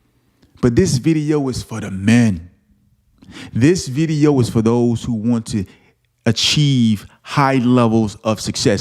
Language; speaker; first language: English; native; English